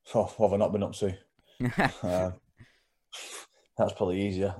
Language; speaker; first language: English; native; English